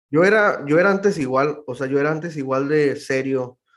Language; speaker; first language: Spanish; native; Spanish